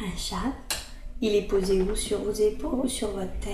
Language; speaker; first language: French; native; French